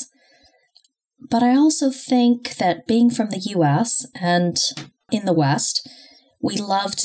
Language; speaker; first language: English; native; English